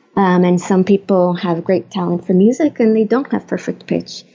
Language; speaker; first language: English; non-native, fluent; Hebrew